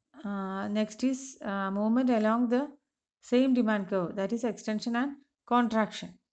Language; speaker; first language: English; non-native, local second language; Malayalam